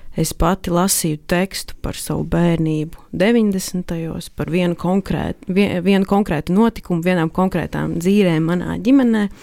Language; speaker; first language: Latvian; native; Latvian